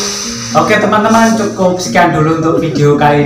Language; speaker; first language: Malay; non-native, local second language; Javanese